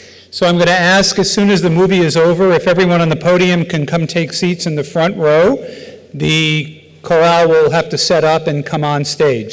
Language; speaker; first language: English; native; English